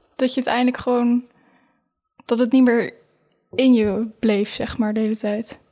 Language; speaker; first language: Dutch; native; Dutch